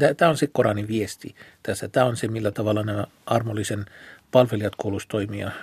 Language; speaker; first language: Finnish; non-native, fluent; Arabic